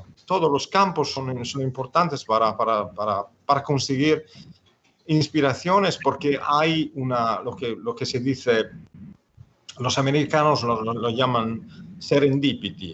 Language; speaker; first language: Spanish; non-native, fluent; Italian